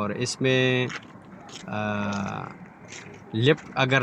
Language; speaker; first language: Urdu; non-native, local second language; Pashto